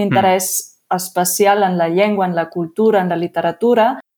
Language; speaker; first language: Catalan; non-native, fluent; German